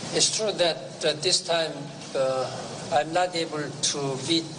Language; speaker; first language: English; non-native, fluent; Korean